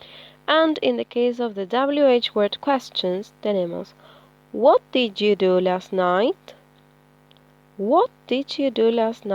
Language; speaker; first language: English; non-native, fluent; Spanish